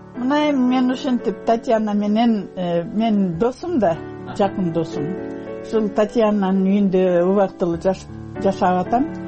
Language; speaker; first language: Kyrgyz; non-native, local second language; Russian